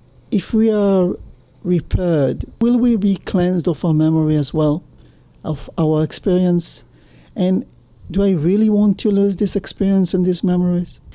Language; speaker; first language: English; non-native, fluent; Hebrew